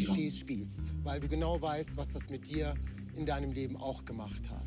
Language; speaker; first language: German; native; German